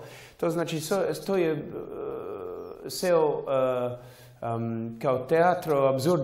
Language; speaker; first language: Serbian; early bilingual, heritage; Serbian